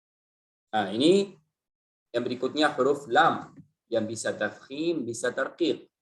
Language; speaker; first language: Indonesian; native; Indonesian